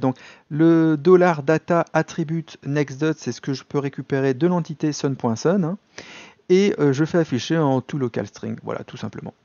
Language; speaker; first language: French; native; French